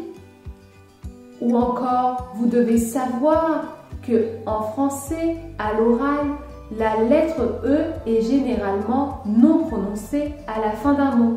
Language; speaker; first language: French; native; French